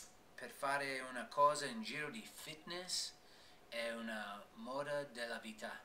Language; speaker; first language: Italian; non-native, learner; English